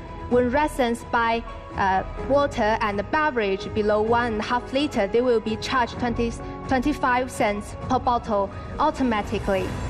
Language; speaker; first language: English; non-native, fluent; Chinese